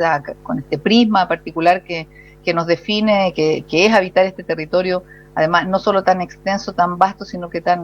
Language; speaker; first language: Spanish; native; Spanish